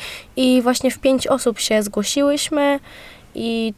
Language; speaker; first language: Polish; native; Polish